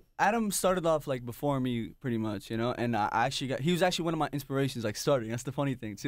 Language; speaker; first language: English; native; English